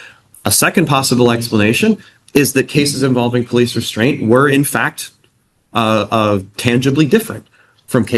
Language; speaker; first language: English; native; English